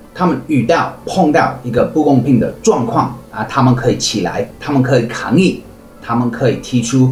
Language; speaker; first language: Chinese; non-native, fluent; English